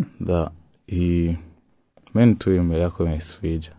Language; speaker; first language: Croatian; non-native, learner; French